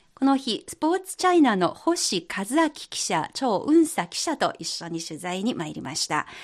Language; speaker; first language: Japanese; non-native, fluent; Chinese